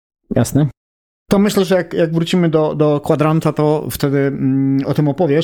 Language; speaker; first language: Polish; native; Polish